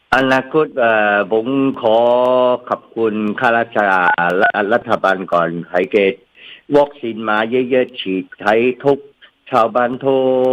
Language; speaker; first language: Thai; non-native, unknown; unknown